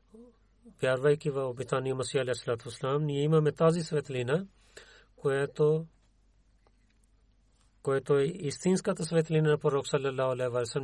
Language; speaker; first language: Bulgarian; non-native, learner; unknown